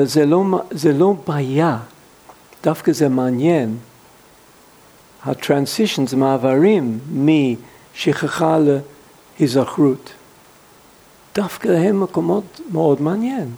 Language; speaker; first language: Hebrew; non-native, fluent; English